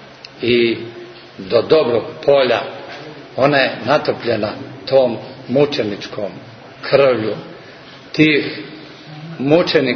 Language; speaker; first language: Serbian; native; Serbian